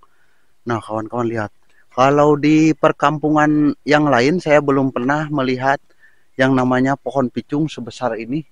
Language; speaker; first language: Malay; non-native, local second language; Sundanese